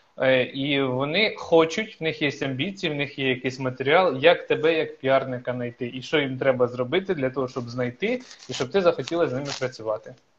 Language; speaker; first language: Ukrainian; native; Ukrainian